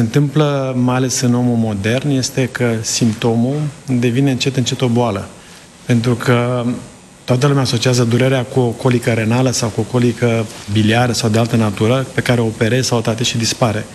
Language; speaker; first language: Romanian; native; Romanian